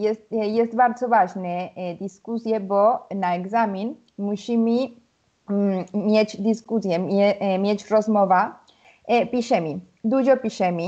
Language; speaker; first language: Polish; non-native, learner; Spanish